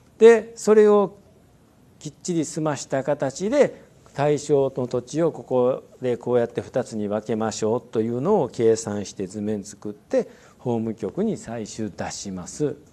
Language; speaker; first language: Japanese; native; Japanese